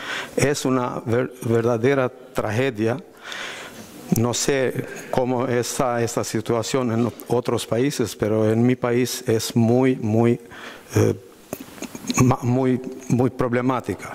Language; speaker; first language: Spanish; non-native, fluent; Albanian